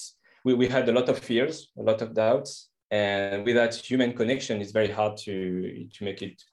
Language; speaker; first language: English; non-native, fluent; French